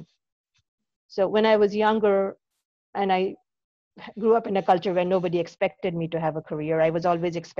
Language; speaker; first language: English; non-native, local second language; Bangla